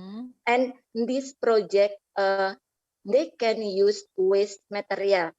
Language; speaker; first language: English; non-native, learner; Indonesian